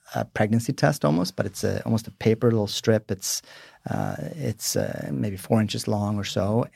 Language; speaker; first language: English; early bilingual, other home language; Swedish